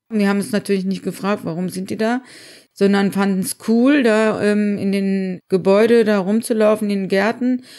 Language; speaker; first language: German; early bilingual, other home language; Turkish